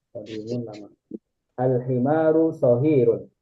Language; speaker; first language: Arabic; non-native, fluent; Indonesian